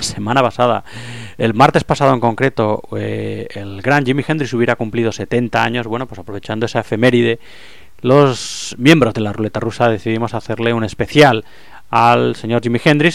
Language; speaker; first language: Spanish; native; Spanish